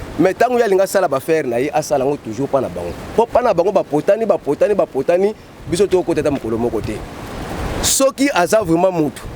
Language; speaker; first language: Lingala; non-native, local second language; Kongo